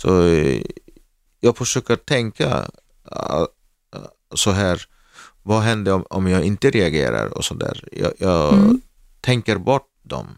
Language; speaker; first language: Swedish; non-native, learner; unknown